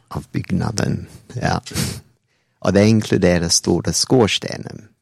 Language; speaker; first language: Swedish; non-native, fluent; English